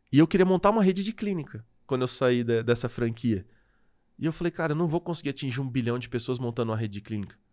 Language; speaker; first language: Portuguese; native; Portuguese